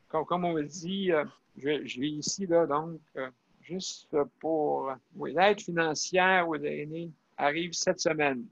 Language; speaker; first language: French; native; French